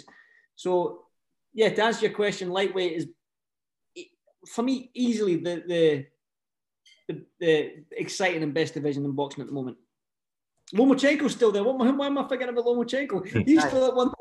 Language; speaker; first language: English; native; English